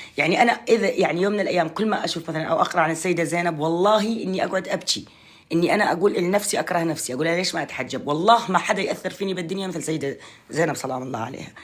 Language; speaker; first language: Arabic; native; Arabic